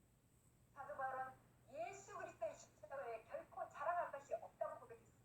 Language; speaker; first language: Korean; native; Korean